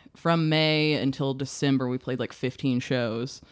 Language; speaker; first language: English; native; English